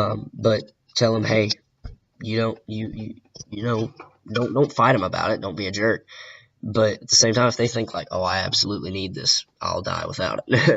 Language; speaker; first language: English; native; English